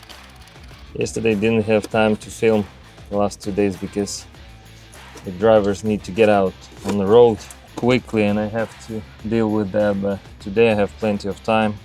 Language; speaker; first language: English; non-native, fluent; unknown